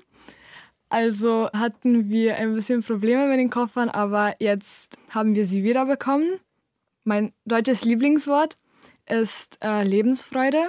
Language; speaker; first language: German; non-native, fluent; Slovenian